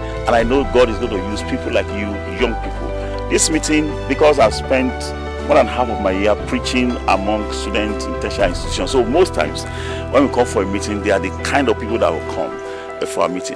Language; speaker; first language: English; non-native, local second language; Yoruba